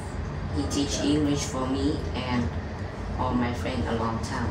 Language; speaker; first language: English; non-native, learner; Hmong